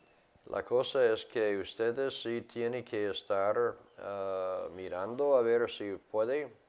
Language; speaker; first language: Spanish; non-native, fluent; English